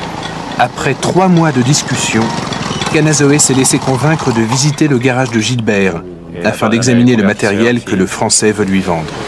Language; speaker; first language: French; native; French